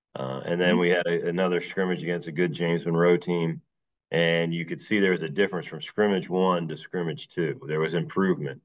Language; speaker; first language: English; native; English